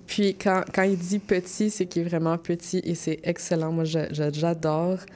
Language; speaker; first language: French; native; French